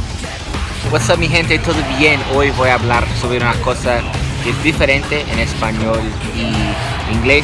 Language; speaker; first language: Spanish; non-native, fluent; English